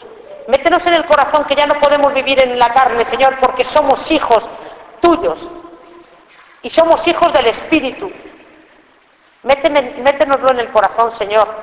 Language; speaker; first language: Spanish; native; Spanish